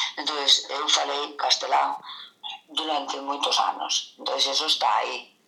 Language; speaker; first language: Galician; non-native, local second language; Spanish